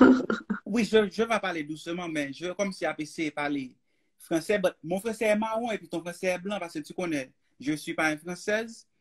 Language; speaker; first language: French; non-native, learner; Haitian Creole